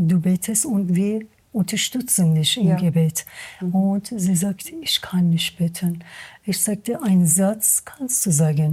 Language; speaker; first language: German; non-native, learner; Persian